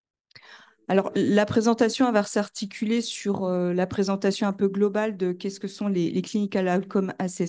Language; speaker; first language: French; native; French